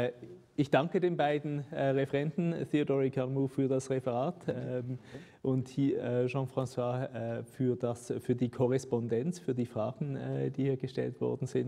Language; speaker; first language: German; native; German